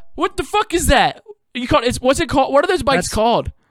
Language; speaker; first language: English; native; English